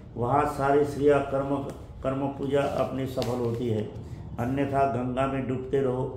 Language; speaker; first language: Hindi; non-native, local second language; Marathi